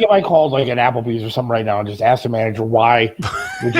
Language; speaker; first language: English; native; English